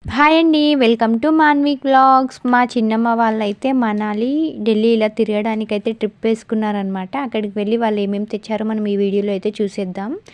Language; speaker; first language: Telugu; non-native, local second language; Lambadi